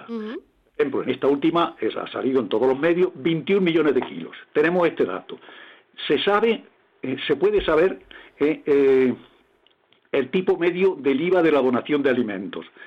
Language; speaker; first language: Spanish; native; Spanish